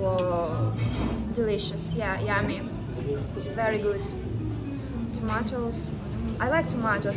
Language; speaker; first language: English; non-native, learner; Russian